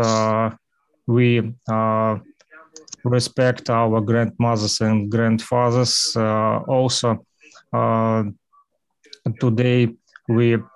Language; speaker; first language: English; non-native, learner; Russian